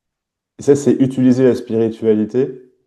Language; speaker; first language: French; native; French